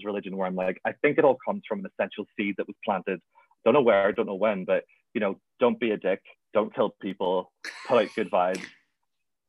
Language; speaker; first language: English; native; English